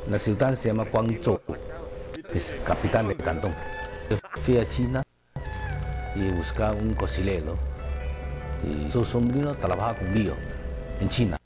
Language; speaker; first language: Spanish; non-native, learner; Cantonese